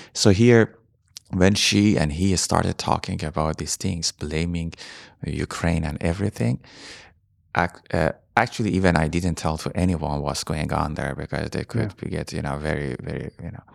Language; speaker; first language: English; non-native, fluent; Persian